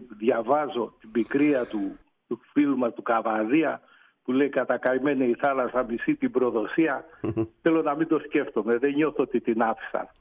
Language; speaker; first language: Greek; native; Greek